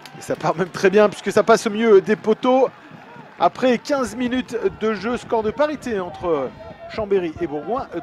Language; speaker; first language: French; native; French